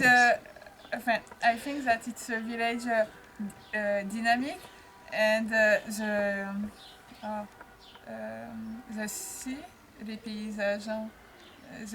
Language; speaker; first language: English; non-native, learner; French